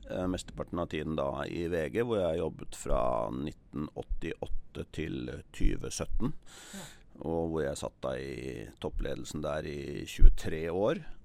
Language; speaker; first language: Norwegian; native; Norwegian